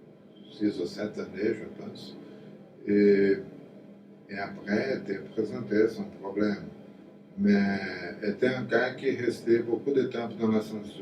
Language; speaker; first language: French; non-native, fluent; Portuguese